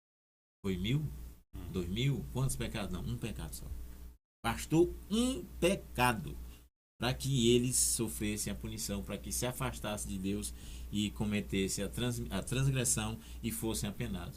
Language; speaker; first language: Portuguese; native; Portuguese